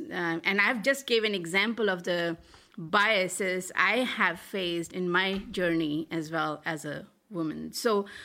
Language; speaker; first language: English; non-native, local second language; Hindi